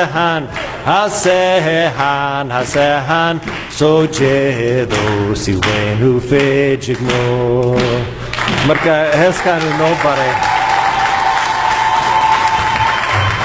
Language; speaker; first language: Somali; non-native, fluent; English